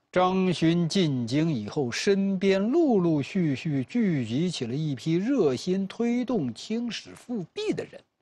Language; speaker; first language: Chinese; native; Chinese